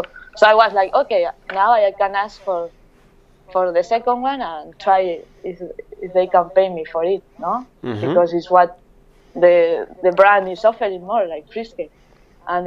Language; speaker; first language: English; non-native, fluent; Spanish